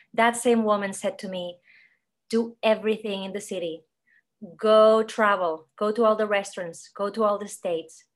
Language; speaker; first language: English; non-native, fluent; Spanish